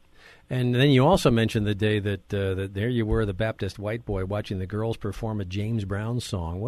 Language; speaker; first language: English; native; English